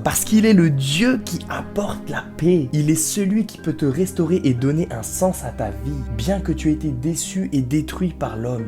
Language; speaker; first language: French; native; French